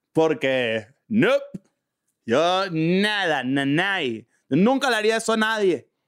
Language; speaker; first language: Spanish; native; Spanish